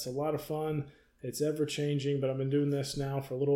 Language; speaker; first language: English; native; English